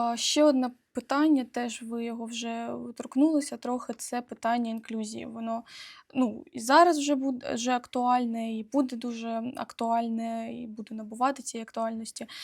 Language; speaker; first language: Ukrainian; native; Ukrainian